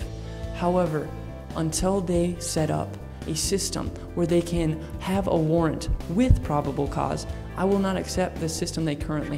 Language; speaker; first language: English; native; English